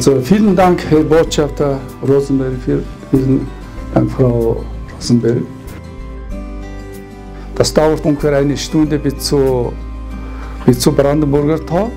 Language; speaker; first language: German; non-native, fluent; Mongolian